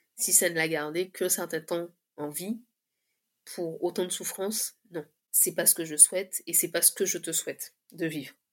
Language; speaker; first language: French; native; French